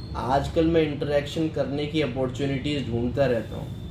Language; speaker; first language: Hindi; native; Hindi